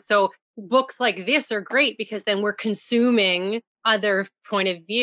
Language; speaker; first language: English; native; English